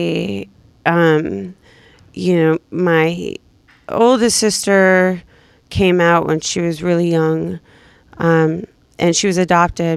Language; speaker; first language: English; native; English